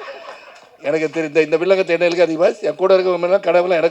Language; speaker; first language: Tamil; native; Tamil